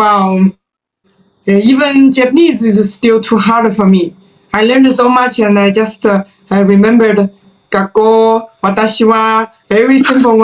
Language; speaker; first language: English; non-native, fluent; Chinese